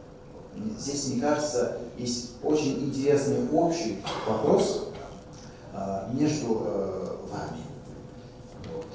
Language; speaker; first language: Russian; non-native, fluent; French